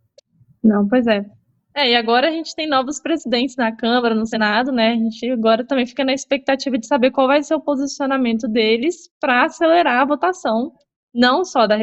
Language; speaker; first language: Portuguese; native; Portuguese